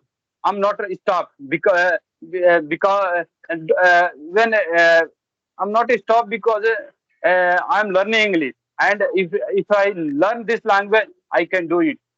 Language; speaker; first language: English; non-native, learner; Bhojpuri